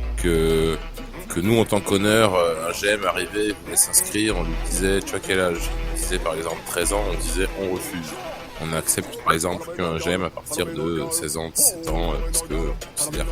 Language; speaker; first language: French; native; French